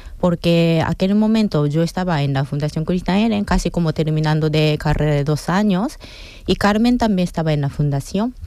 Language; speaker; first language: Spanish; non-native, fluent; Japanese